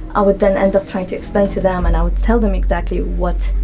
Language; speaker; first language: English; non-native, fluent; Arabic